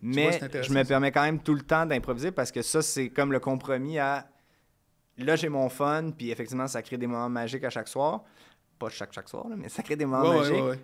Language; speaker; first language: French; native; French